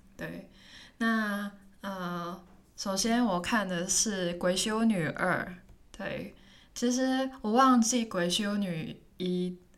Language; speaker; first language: Chinese; non-native, local second language; Cantonese